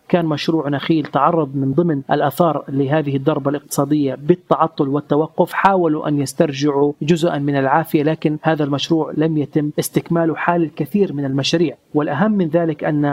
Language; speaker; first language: Arabic; native; Arabic